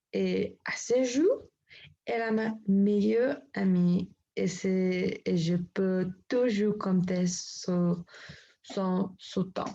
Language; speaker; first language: French; non-native, learner; Spanish